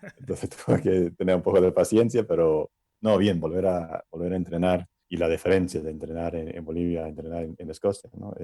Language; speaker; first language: Spanish; non-native, fluent; English